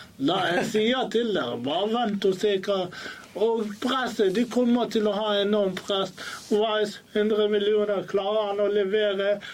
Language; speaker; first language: Norwegian; early bilingual, other home language; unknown